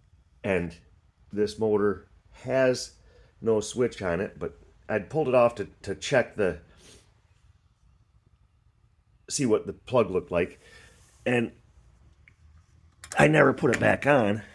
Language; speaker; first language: English; native; English